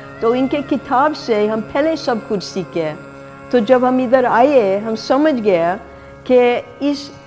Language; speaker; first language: Hindi; non-native, fluent; English